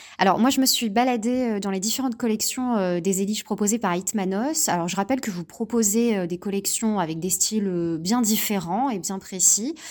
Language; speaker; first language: French; native; French